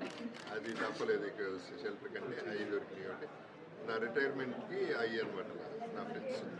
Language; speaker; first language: Telugu; native; Telugu